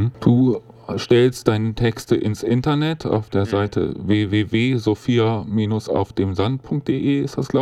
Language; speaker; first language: German; native; German